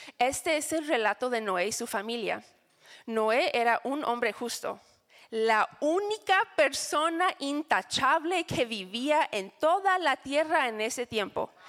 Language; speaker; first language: Spanish; non-native, fluent; English